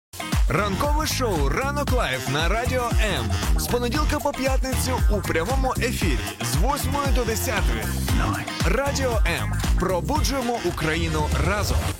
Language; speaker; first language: Ukrainian; native; Ukrainian